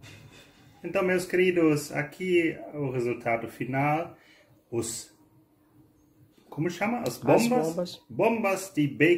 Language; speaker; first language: Portuguese; non-native, fluent; German